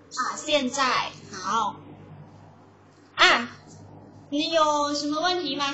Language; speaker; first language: Chinese; non-native, fluent; Thai